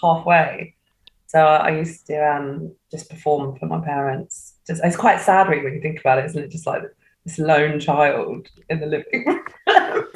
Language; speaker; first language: English; native; English